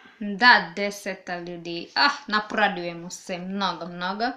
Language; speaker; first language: Serbian; non-native, learner; Swahili